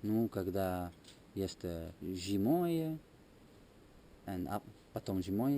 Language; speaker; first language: Russian; non-native, learner; Italian